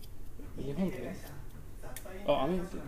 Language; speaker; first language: Japanese; non-native, learner; English